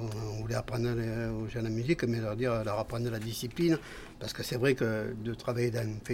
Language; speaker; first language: French; native; French